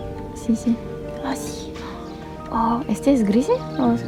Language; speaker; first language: Spanish; non-native, learner; French